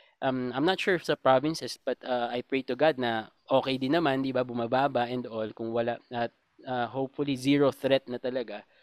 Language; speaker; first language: Filipino; native; Filipino